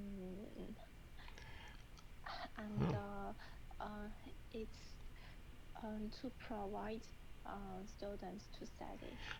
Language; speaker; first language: English; non-native, learner; Chinese